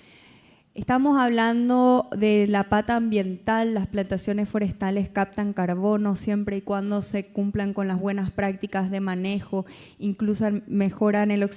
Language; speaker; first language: Spanish; native; Spanish